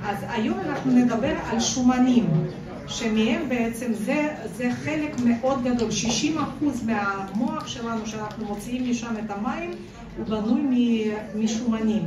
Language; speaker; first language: Hebrew; non-native, fluent; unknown